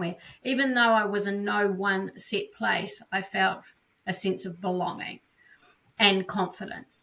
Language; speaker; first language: English; native; English